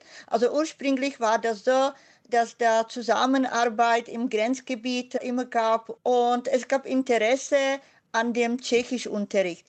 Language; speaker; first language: German; non-native, fluent; Czech